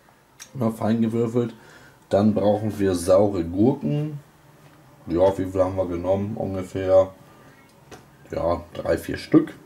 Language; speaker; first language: German; native; German